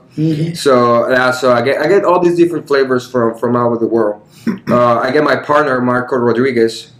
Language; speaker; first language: English; early bilingual, other home language; Spanish